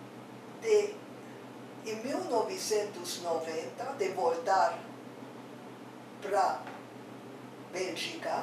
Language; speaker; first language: Portuguese; non-native, fluent; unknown